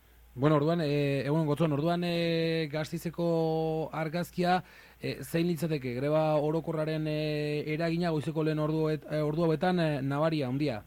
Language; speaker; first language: Basque; native; Basque